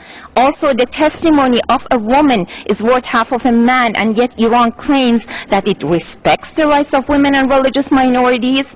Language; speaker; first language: English; non-native, fluent; Persian